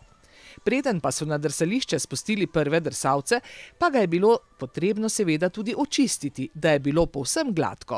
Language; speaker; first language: Slovenian; native; Slovenian